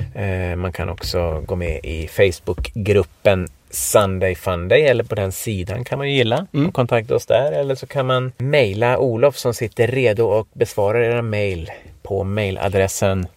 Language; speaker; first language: Swedish; native; Swedish